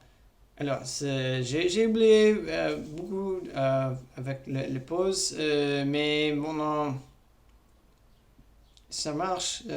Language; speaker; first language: French; non-native, learner; English